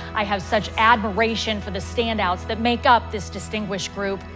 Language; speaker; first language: English; native; English